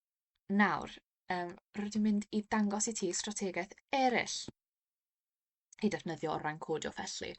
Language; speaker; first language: Welsh; non-native, fluent; English